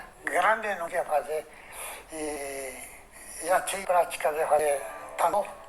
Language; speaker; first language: Portuguese; non-native, learner; Japanese